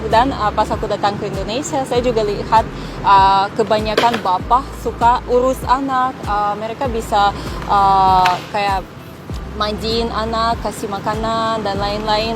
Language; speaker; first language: Indonesian; non-native, fluent; Russian